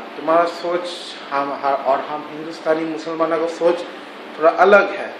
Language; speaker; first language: Hindi; non-native, local second language; Bangla